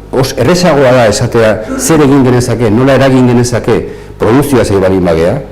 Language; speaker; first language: Basque; native; Basque